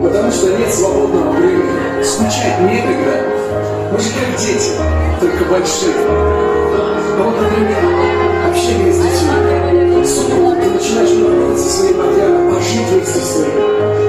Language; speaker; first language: Russian; native; Russian